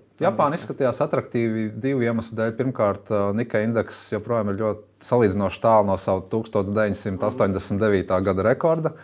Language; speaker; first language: Latvian; native; Latvian